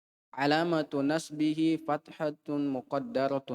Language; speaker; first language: Arabic; non-native, learner; Indonesian